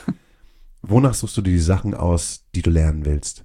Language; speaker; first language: German; native; German